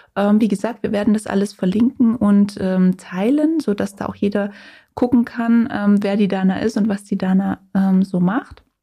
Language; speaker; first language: German; native; German